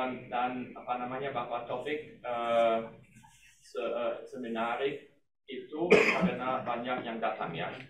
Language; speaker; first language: Indonesian; non-native, fluent; German